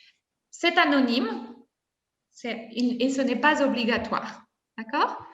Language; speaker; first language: French; non-native, fluent; Spanish